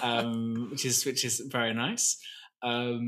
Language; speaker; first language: English; native; English